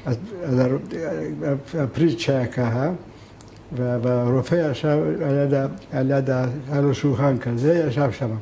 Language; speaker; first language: Hebrew; non-native, fluent; Hungarian